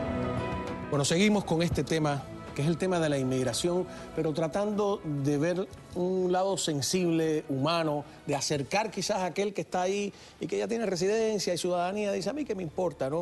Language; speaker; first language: Spanish; native; Spanish